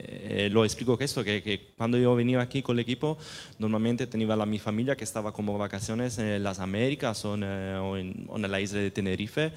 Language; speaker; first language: Spanish; non-native, learner; Italian